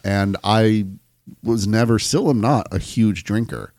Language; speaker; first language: English; native; English